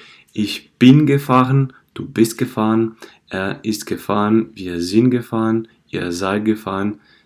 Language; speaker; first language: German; non-native, fluent; French